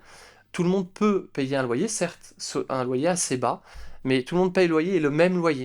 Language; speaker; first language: French; native; French